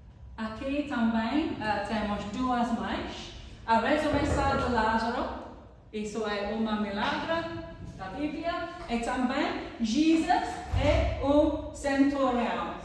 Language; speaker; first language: Portuguese; non-native, learner; English